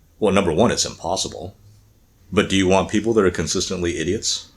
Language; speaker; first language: English; native; English